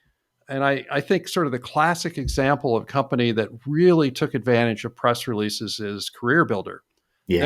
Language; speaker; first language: English; native; English